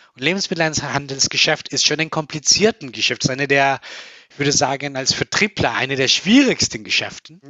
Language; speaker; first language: German; non-native, fluent; Spanish